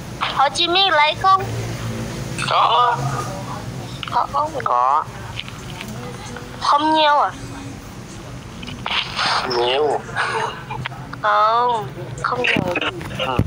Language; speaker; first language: Vietnamese; non-native, learner; Indonesian